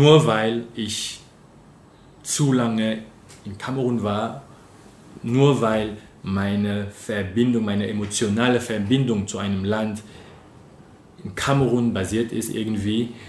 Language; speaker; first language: German; non-native, fluent; French